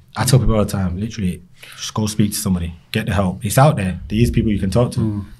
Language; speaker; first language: English; native; English